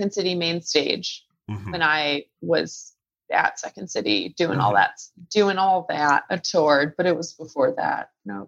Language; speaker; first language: English; native; English